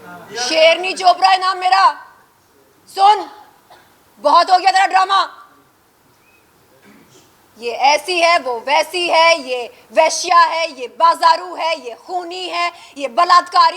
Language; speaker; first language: Hindi; native; Hindi